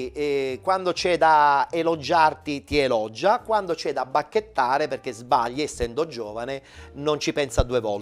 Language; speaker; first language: Italian; native; Italian